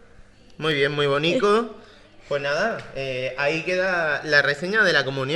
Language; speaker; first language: Spanish; native; Spanish